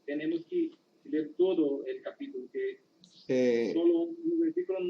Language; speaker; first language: Spanish; non-native, learner; Portuguese